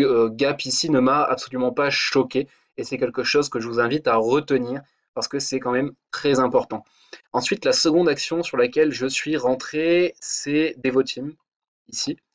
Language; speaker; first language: French; native; French